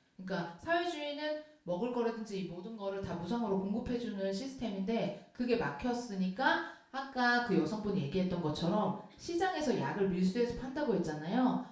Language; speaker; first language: Korean; native; Korean